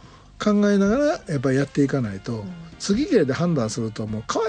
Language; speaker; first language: Japanese; native; Japanese